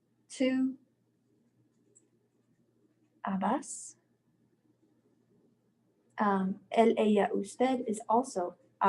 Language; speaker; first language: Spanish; non-native, fluent; English